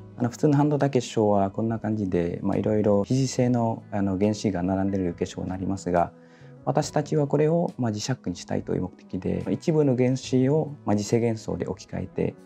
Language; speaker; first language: Japanese; non-native, fluent; Vietnamese